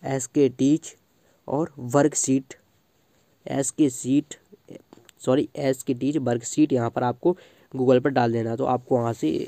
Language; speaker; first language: Hindi; native; Hindi